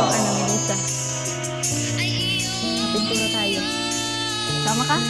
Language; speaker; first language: Filipino; non-native, local second language; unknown